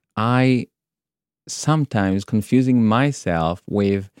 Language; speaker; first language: English; non-native, fluent; Hebrew